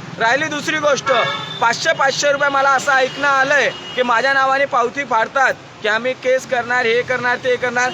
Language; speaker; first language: Marathi; non-native, local second language; Hindi